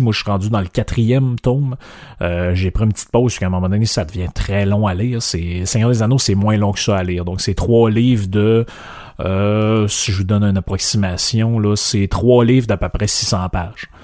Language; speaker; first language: French; native; French